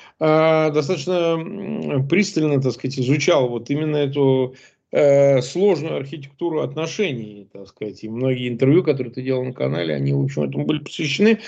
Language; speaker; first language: Russian; native; Russian